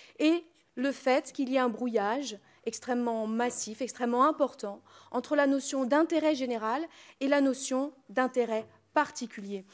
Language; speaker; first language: French; native; French